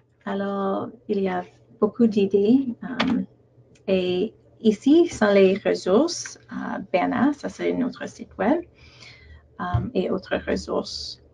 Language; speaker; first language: French; non-native, local second language; English